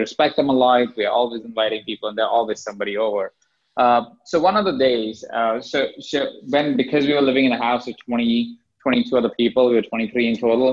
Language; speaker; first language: English; non-native, local second language; Hindi